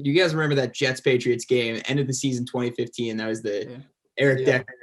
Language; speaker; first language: English; native; English